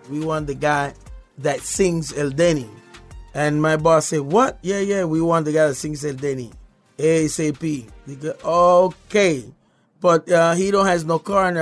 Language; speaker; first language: English; non-native, fluent; Spanish